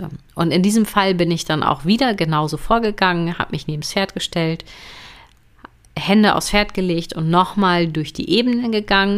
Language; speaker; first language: German; native; German